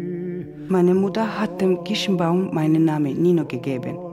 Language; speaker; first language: German; non-native, learner; Georgian